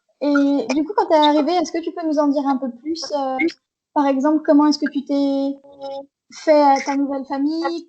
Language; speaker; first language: French; native; French